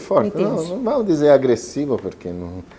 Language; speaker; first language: Portuguese; non-native, fluent; Italian